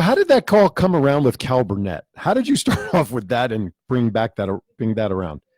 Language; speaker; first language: English; native; English